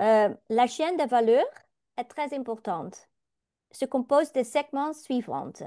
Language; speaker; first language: French; non-native, learner; Dutch